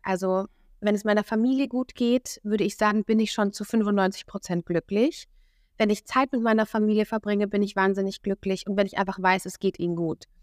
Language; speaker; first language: German; native; German